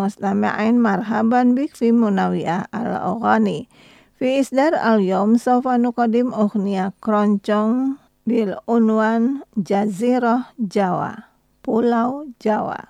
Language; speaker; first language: Arabic; non-native, fluent; Indonesian